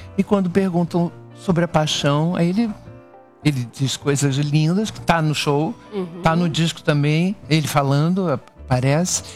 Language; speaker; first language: Portuguese; native; Portuguese